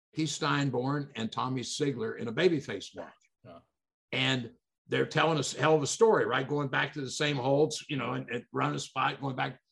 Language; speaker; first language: English; native; English